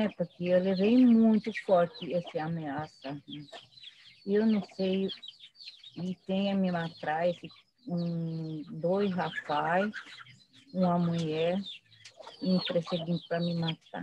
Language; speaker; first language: Portuguese; non-native, local second language; Guarani